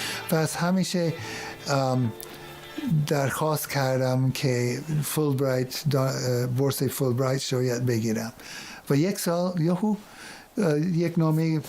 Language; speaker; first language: Persian; non-native, fluent; English